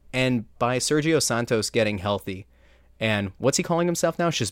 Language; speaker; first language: English; native; English